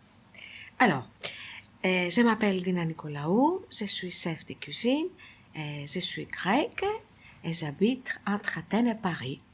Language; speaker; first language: French; non-native, fluent; Greek